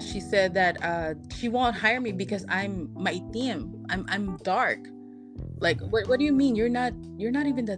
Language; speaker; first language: English; non-native, local second language; Filipino